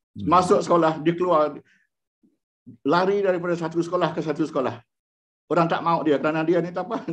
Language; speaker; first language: Malay; non-native, local second language; Iban